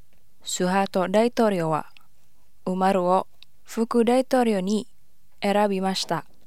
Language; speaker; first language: Japanese; non-native, fluent; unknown